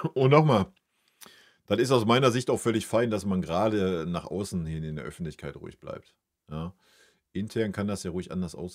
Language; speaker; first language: German; native; German